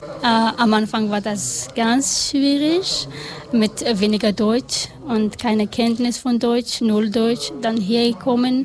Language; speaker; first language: German; non-native, learner; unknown